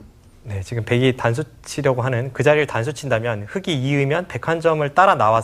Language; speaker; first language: Korean; native; Korean